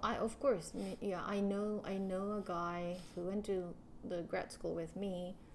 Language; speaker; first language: English; non-native, fluent; Japanese